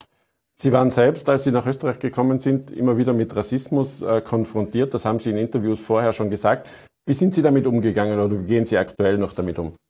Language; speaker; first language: German; native; German